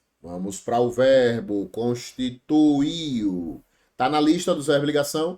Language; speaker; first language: Portuguese; native; Portuguese